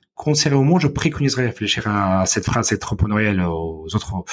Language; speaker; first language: French; non-native, fluent; Ukrainian